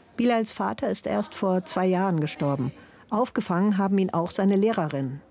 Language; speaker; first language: German; native; German